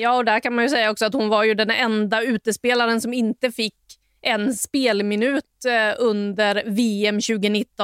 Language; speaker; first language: Swedish; native; Swedish